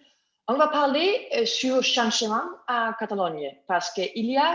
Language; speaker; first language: French; non-native, learner; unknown